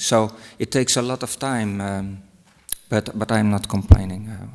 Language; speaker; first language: English; non-native, fluent; Western Frisian